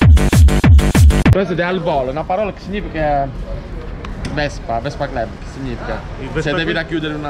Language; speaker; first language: Italian; native; Italian